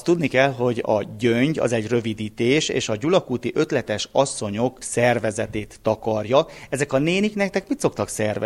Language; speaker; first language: Hungarian; native; Hungarian